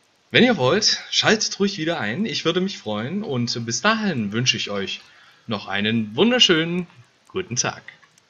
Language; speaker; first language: German; native; German